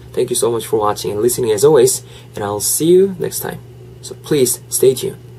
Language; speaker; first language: English; non-native, fluent; Korean